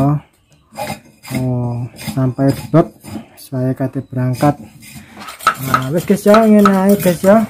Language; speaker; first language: Indonesian; non-native, local second language; Javanese